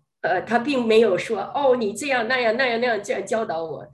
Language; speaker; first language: Chinese; native; Chinese